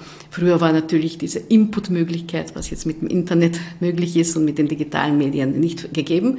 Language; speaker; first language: German; non-native, fluent; Hungarian